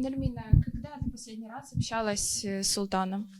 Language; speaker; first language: Russian; non-native, fluent; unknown